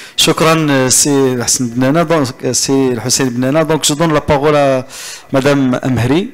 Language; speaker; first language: French; non-native, local second language; Arabic